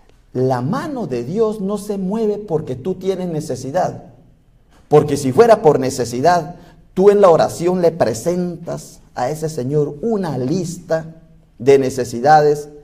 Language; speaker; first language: Spanish; native; Spanish